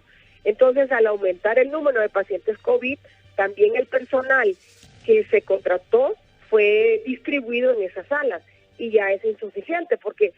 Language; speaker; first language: Spanish; native; Spanish